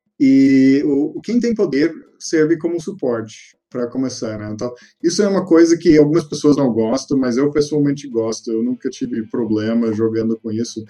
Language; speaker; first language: Portuguese; non-native, fluent; English